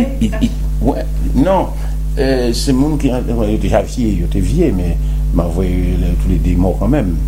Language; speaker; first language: French; non-native, local second language; Guadeloupean Creole French